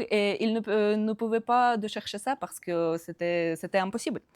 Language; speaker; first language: French; non-native, fluent; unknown